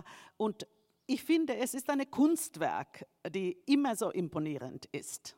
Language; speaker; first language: German; non-native, fluent; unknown